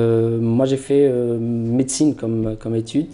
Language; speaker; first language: French; non-native, local second language; Arabic